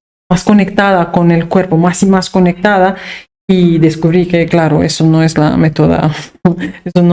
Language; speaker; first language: Spanish; non-native, fluent; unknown